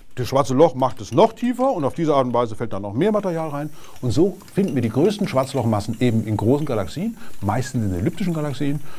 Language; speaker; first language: German; native; German